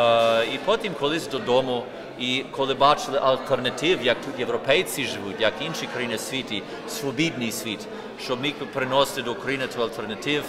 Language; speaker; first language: Ukrainian; early bilingual, heritage; Ukrainian